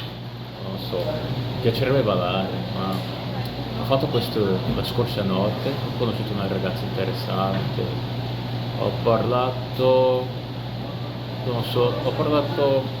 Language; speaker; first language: Italian; non-native, learner; Portuguese